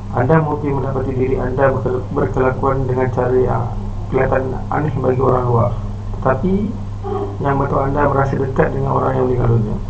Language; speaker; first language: Malay; native; Malay